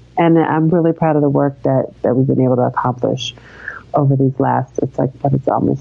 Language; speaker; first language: English; native; English